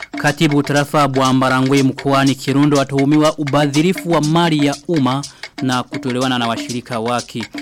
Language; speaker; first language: Swahili; non-native, local second language; Rundi